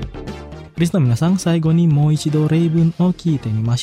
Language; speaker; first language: Japanese; non-native, fluent; Indonesian